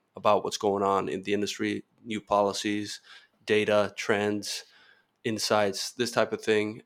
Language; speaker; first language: English; non-native, fluent; Norwegian